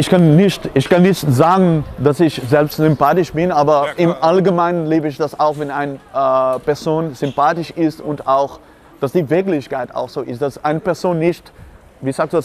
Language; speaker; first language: German; non-native, learner; Dutch